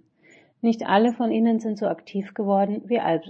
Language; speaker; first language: German; native; German